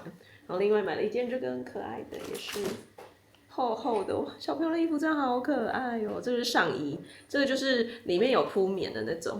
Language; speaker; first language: Chinese; non-native, fluent; Serbian